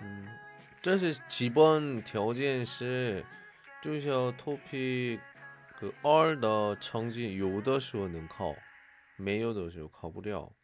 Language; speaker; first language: Chinese; non-native, learner; Korean